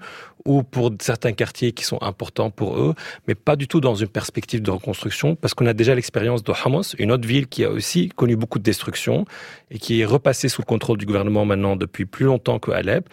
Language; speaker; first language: French; native; French